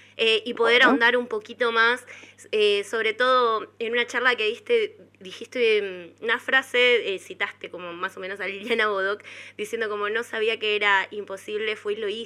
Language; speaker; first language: Spanish; native; Spanish